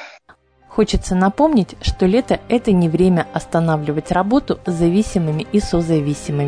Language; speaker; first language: Russian; native; Russian